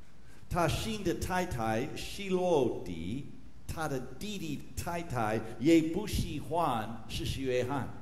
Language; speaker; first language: Chinese; non-native, fluent; English